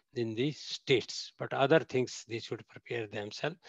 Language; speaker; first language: English; non-native, local second language; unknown